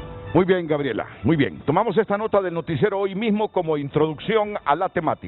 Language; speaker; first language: Spanish; native; Spanish